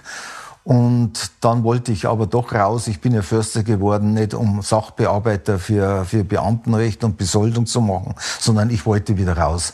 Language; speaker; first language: German; native; German